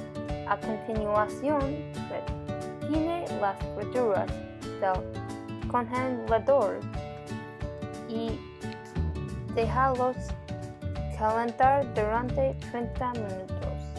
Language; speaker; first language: Spanish; non-native, learner; English